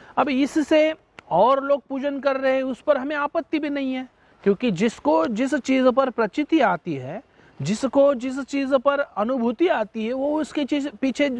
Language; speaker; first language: Hindi; non-native, local second language; Marathi